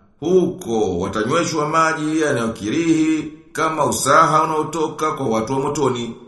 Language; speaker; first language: Swahili; native; Swahili